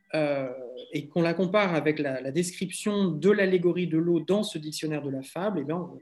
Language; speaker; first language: French; native; French